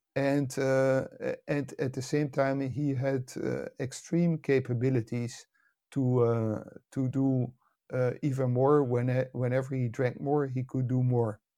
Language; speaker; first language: English; non-native, fluent; Dutch